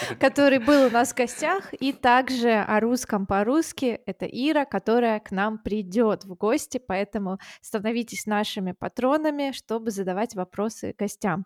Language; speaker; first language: Russian; native; Russian